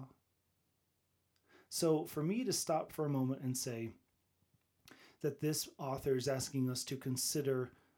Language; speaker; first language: English; native; English